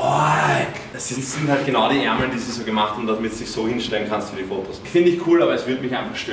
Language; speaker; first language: German; native; German